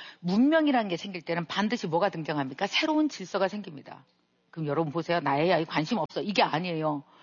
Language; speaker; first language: Korean; native; Korean